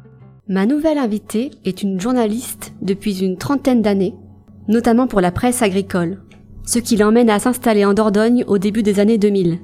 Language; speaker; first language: French; native; French